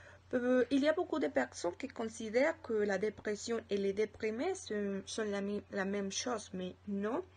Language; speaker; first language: French; non-native, learner; Spanish